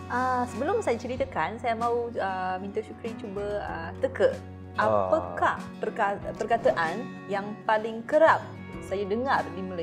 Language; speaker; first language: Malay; non-native, fluent; Chinese